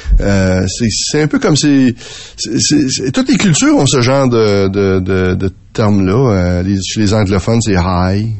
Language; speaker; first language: French; native; French